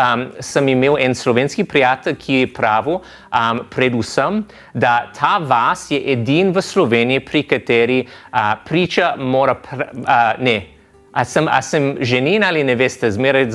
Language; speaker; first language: Slovenian; non-native, fluent; English